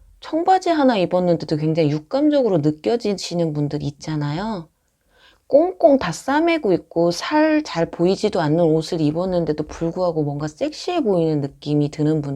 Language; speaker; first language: Korean; native; Korean